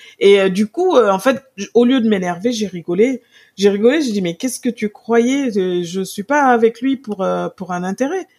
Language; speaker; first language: French; non-native, local second language; Wolof